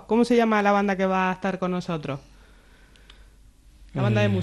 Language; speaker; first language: Spanish; native; Spanish